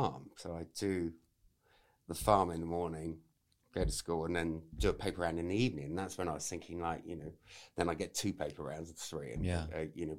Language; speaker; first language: English; native; English